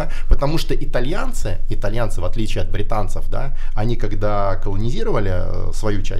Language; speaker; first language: Russian; native; Russian